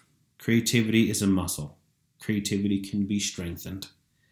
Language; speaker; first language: English; native; English